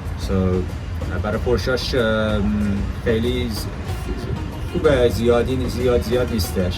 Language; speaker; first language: Persian; early bilingual, heritage; Persian